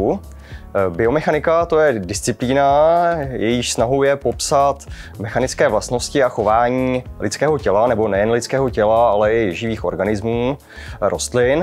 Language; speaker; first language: Czech; native; Czech